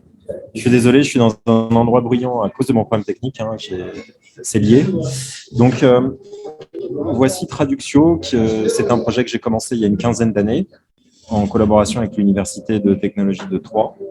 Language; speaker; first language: French; native; French